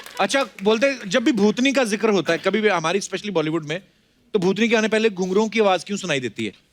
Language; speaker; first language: Hindi; non-native, local second language; Punjabi